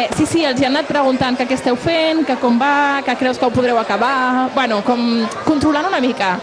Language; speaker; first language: Catalan; native; Catalan